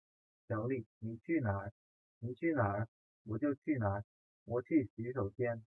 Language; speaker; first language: Chinese; non-native, fluent; Indonesian